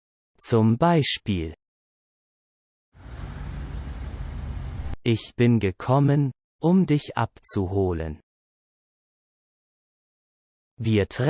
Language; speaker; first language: German; non-native, learner; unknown